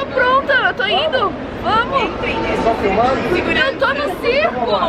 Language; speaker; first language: Portuguese; native; Portuguese